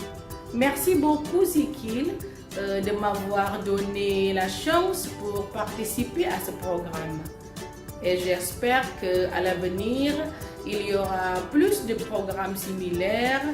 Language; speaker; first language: French; non-native, fluent; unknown